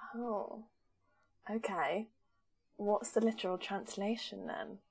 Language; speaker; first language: English; native; English